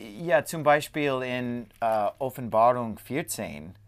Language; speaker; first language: German; non-native, learner; English